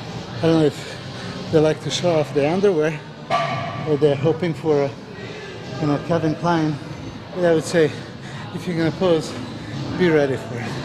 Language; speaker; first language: English; non-native, fluent; Serbian